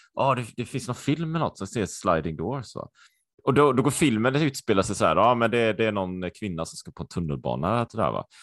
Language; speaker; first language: Swedish; native; Swedish